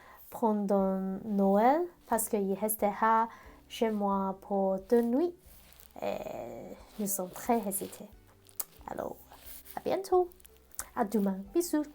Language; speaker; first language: French; non-native, learner; Cantonese